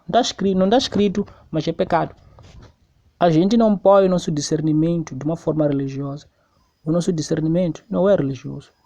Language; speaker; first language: Portuguese; non-native, local second language; Tsonga